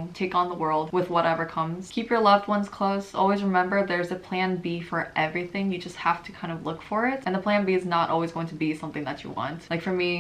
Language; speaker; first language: English; native; English